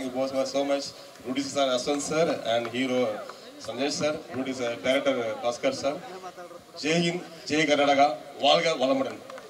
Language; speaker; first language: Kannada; non-native, local second language; Tamil